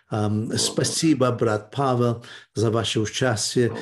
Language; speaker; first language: Russian; early bilingual, heritage; Russian